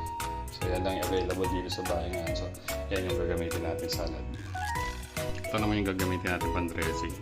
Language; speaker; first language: Filipino; native; Filipino